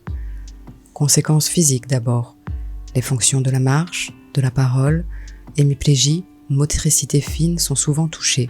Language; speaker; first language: French; native; French